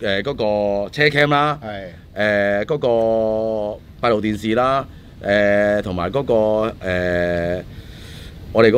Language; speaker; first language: Cantonese; native; Cantonese